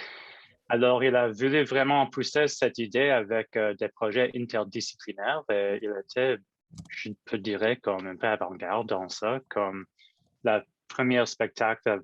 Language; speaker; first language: French; non-native, local second language; English